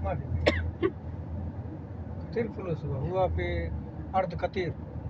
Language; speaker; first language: Arabic; non-native, learner; Filipino